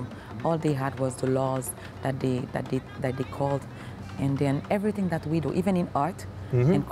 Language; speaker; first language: English; non-native, local second language; Haitian Creole